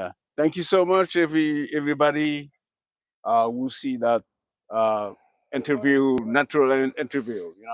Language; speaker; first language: English; non-native, learner; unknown